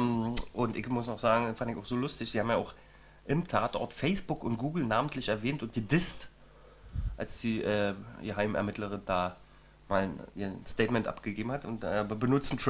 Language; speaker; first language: German; native; German